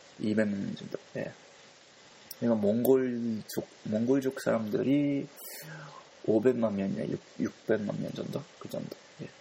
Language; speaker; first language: Korean; non-native, fluent; Japanese